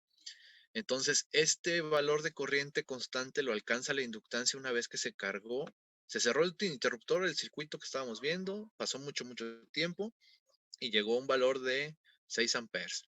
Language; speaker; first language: Spanish; native; Spanish